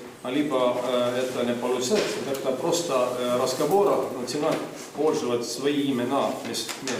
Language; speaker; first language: Russian; non-native, fluent; Estonian